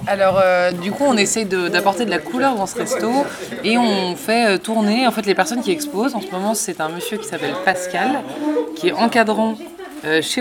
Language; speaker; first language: French; native; French